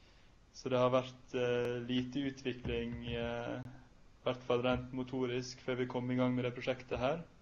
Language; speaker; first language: Norwegian; native; Norwegian